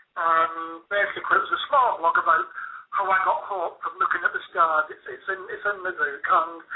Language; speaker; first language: English; native; English